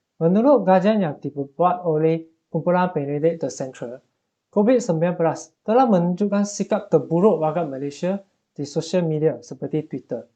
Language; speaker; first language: Malay; non-native, local second language; Chinese